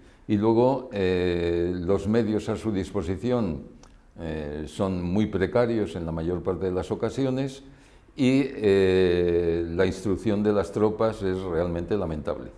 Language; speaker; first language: Spanish; native; Spanish